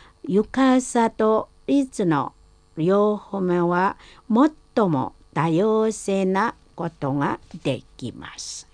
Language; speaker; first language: Japanese; non-native, fluent; Indonesian